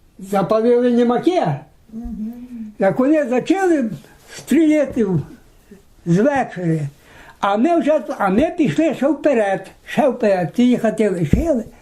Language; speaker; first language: Ukrainian; native; Ukrainian